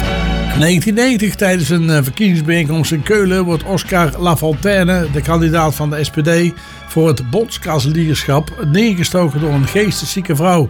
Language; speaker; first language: Dutch; native; Dutch